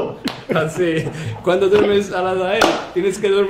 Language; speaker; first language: Spanish; non-native, fluent; Italian